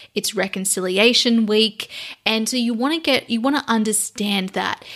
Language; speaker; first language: English; native; English